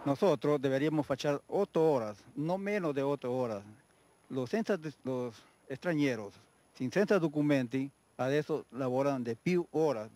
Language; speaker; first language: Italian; non-native, learner; Spanish